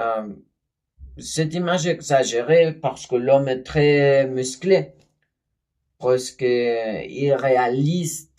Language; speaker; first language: French; non-native, learner; Spanish